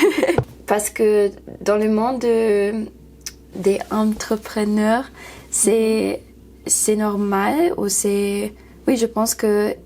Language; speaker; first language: French; non-native, learner; English